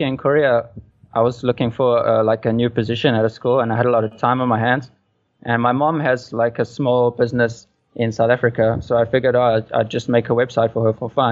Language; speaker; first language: English; native; English